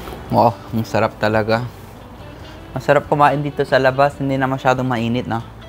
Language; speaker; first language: Filipino; non-native, fluent; English